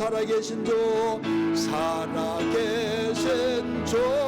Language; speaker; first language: Korean; native; Korean